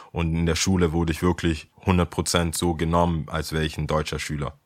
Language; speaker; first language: German; early bilingual, other home language; Akan